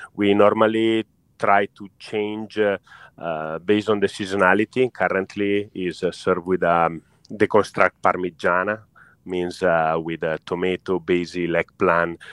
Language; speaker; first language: English; non-native, fluent; Italian